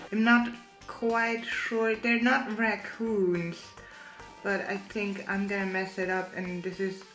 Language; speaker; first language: English; non-native, fluent; German